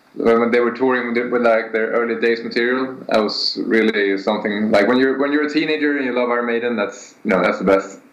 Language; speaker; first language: English; non-native, fluent; Swedish